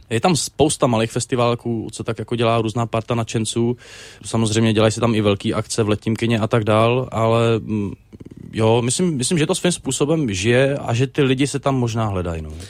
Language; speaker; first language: Czech; native; Czech